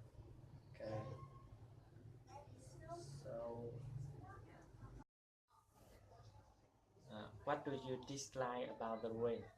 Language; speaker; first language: English; non-native, learner; Vietnamese